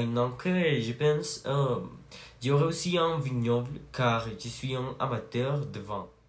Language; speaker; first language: French; non-native, learner; Spanish